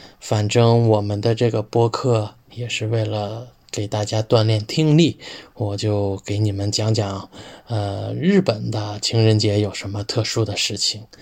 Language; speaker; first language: Chinese; native; Chinese